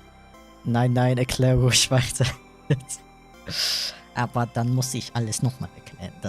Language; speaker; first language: German; non-native, fluent; English